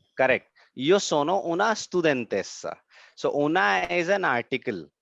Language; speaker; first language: Italian; non-native, fluent; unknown